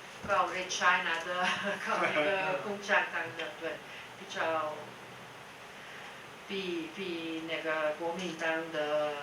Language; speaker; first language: Chinese; non-native, fluent; Dutch